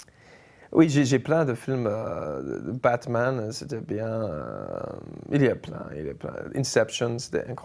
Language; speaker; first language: French; non-native, fluent; English